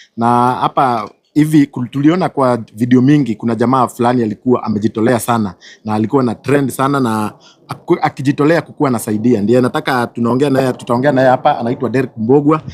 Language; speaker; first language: Swahili; non-native, local second language; Kikuyu